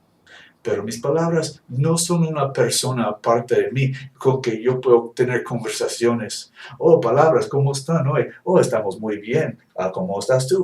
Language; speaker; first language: Spanish; non-native, fluent; English